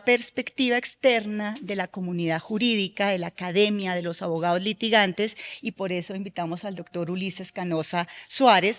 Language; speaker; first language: Spanish; native; Spanish